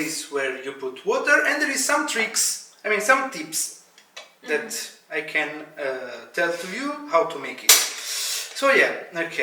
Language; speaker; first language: English; non-native, fluent; Italian